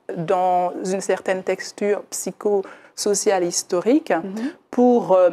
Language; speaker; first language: French; native; French